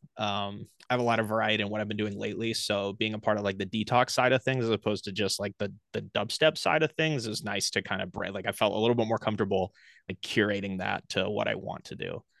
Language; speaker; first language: English; native; English